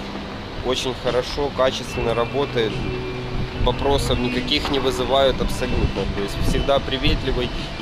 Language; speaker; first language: Russian; native; Russian